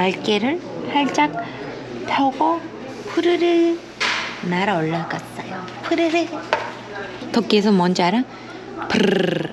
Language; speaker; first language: Korean; non-native, learner; Turkish